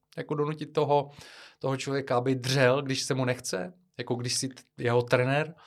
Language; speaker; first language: Czech; non-native, fluent; Bulgarian